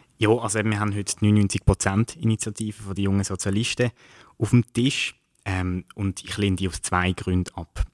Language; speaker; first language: German; native; German